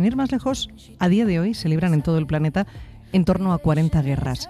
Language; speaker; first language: Spanish; native; Spanish